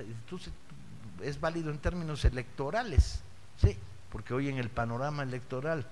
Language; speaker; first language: Spanish; native; Spanish